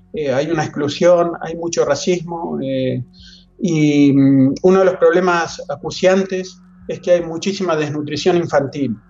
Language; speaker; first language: Spanish; native; Spanish